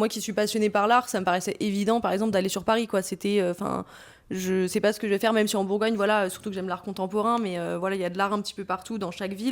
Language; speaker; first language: French; native; French